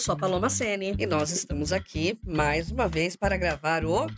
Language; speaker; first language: Portuguese; native; Portuguese